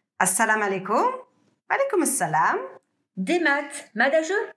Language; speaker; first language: French; native; French